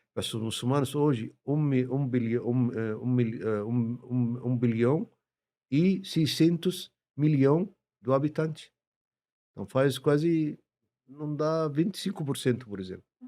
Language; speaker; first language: Portuguese; non-native, fluent; Arabic